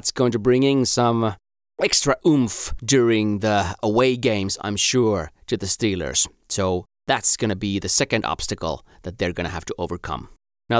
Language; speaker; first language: English; non-native, fluent; Finnish